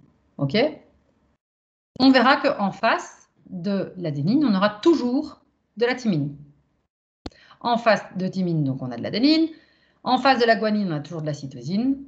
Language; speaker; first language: French; native; French